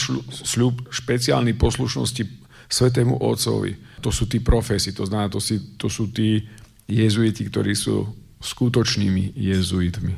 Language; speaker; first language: Slovak; native; Slovak